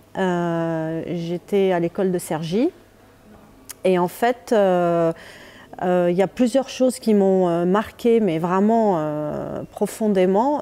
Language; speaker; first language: French; non-native, local second language; Arabic